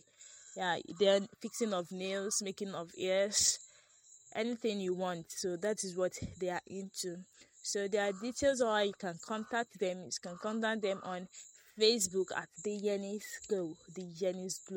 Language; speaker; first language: English; non-native, local second language; Yoruba